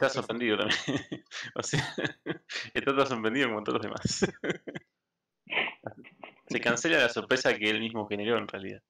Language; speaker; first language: Spanish; native; Spanish